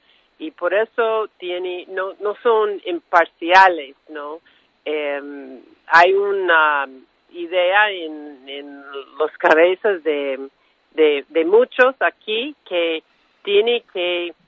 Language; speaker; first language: Spanish; non-native, fluent; English